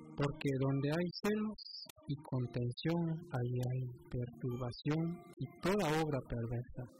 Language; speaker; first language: Spanish; native; Spanish